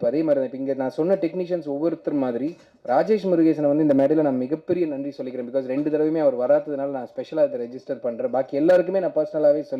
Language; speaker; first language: Tamil; native; Tamil